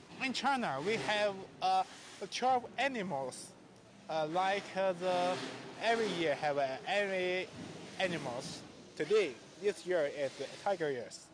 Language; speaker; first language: English; non-native, learner; Chinese